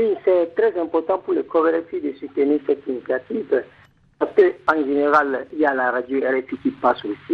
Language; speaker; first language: French; non-native, fluent; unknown